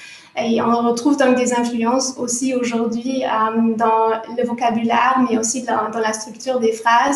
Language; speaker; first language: French; non-native, fluent; German